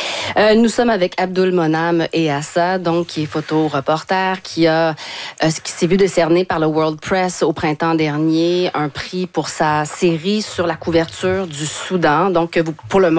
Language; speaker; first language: French; native; French